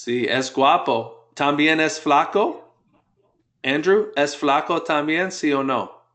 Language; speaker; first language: Spanish; non-native, fluent; English